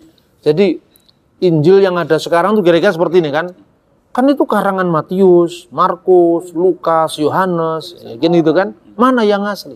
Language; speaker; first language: Indonesian; native; Indonesian